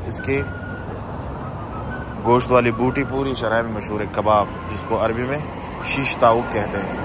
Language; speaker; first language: Hindi; native; Hindi